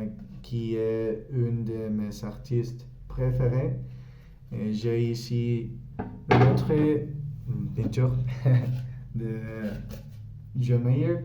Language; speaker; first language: French; non-native, learner; Spanish